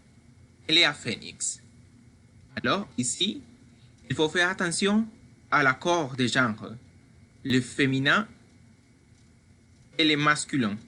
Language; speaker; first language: French; non-native, fluent; Spanish